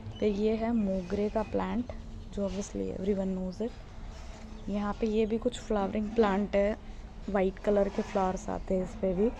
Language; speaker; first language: Hindi; non-native, local second language; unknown